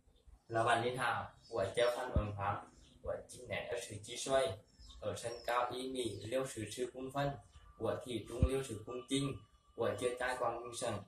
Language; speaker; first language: Chinese; non-native, learner; Vietnamese